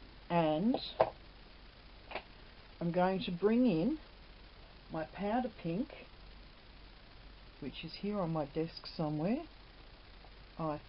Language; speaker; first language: English; native; English